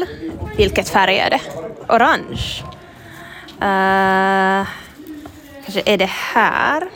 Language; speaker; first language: Swedish; non-native, learner; Finnish